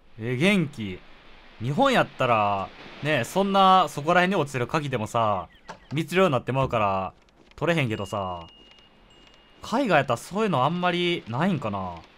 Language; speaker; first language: Japanese; native; Japanese